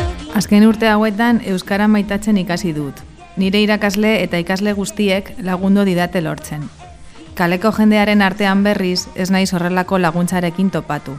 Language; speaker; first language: Basque; non-native, local second language; Spanish